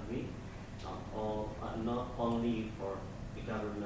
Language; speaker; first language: English; non-native, learner; Indonesian